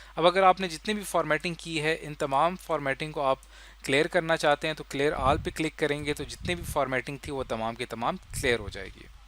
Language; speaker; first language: Urdu; native; Urdu